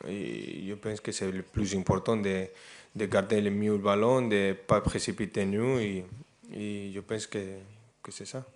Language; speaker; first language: French; non-native, fluent; Spanish